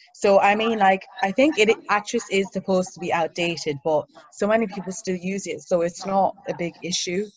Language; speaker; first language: English; early bilingual, other home language; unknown